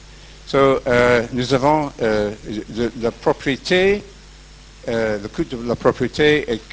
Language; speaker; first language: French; non-native, fluent; English